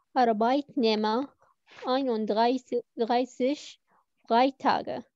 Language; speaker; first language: German; non-native, learner; Arabic